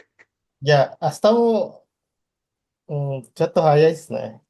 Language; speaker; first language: Japanese; non-native, learner; Indonesian